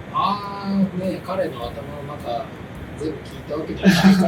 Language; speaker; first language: Japanese; native; Japanese